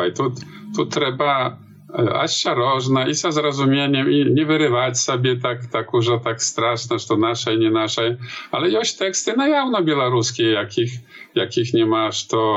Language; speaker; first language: Polish; non-native, learner; Belarusian